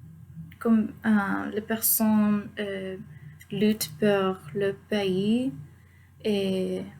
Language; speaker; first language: French; non-native, fluent; Spanish